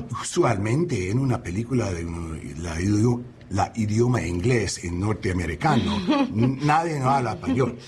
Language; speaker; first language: Spanish; non-native, learner; English